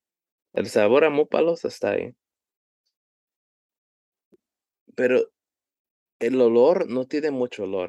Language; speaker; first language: Spanish; early bilingual, heritage; Spanish